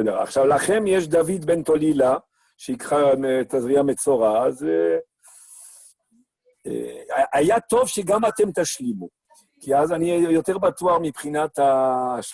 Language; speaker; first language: Hebrew; non-native, fluent; French